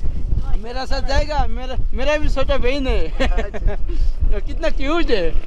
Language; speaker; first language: Hindi; non-native, learner; Bangla